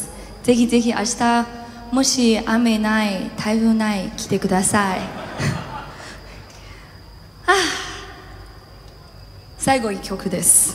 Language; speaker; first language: Japanese; non-native, learner; Chinese